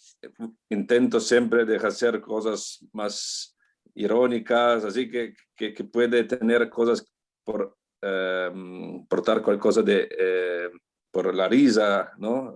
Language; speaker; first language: Spanish; non-native, learner; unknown